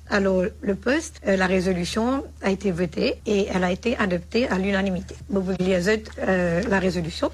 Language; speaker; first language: French; non-native, local second language; Morisyen